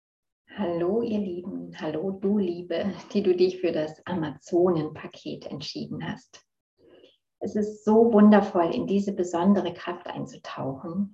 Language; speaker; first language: German; native; German